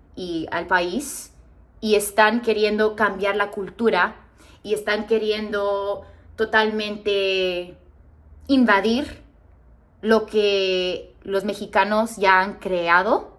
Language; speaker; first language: Spanish; early bilingual, heritage; Spanish